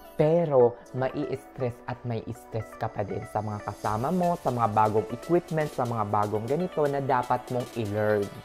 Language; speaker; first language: Filipino; native; Filipino